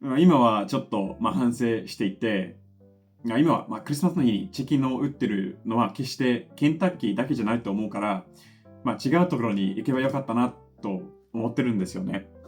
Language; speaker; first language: Japanese; non-native, fluent; English